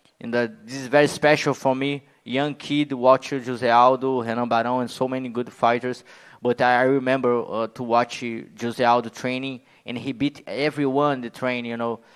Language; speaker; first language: English; non-native, learner; Portuguese